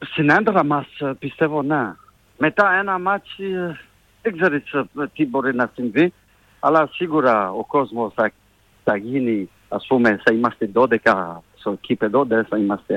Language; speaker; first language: Greek; non-native, fluent; French